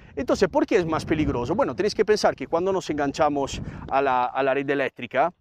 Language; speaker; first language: Spanish; non-native, fluent; Italian